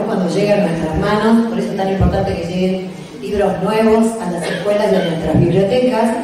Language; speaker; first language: Spanish; native; Spanish